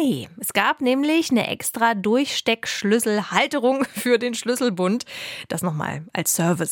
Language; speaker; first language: German; native; German